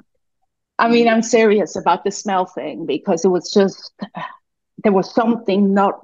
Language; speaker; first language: English; non-native, fluent; Swiss German